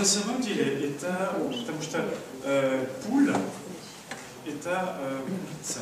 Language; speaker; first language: Russian; non-native, learner; French